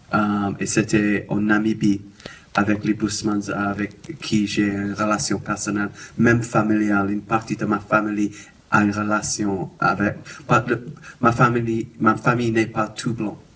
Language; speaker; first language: French; non-native, fluent; English